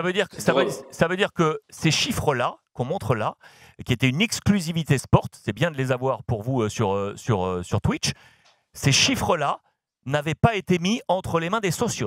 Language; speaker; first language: French; native; French